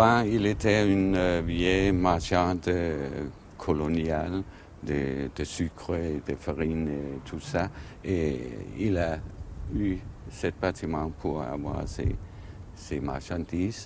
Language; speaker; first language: French; non-native, learner; Danish